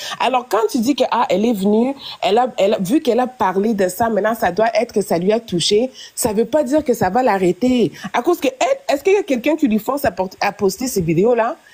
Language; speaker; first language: French; non-native, local second language; Lingala